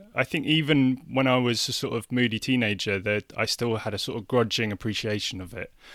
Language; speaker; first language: English; native; English